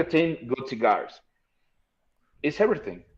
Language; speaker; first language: English; non-native, learner; Spanish